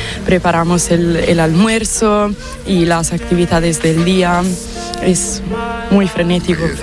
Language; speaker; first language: Spanish; non-native, fluent; Italian